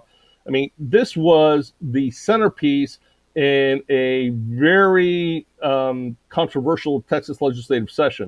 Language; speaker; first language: English; native; English